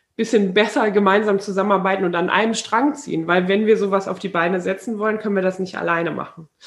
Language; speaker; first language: German; native; German